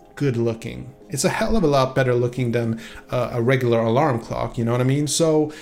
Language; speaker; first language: English; non-native, fluent; Swedish